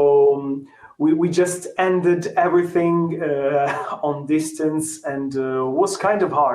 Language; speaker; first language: English; non-native, fluent; Italian